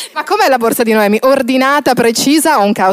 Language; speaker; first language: Italian; native; Italian